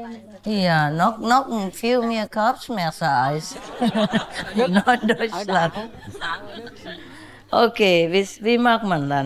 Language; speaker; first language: German; non-native, learner; Vietnamese